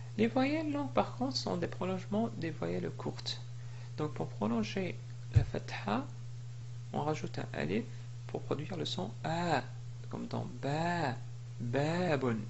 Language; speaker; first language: French; native; French